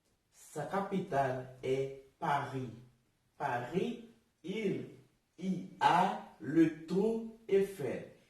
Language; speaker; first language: French; non-native, learner; Portuguese